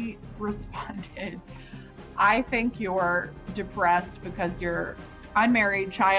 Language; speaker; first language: English; native; English